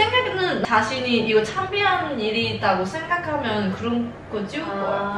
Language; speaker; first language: Korean; non-native, learner; Cantonese